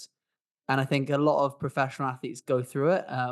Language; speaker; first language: English; native; English